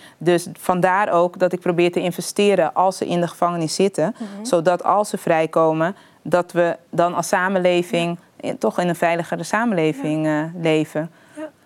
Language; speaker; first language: Dutch; early bilingual, other home language; Papiamento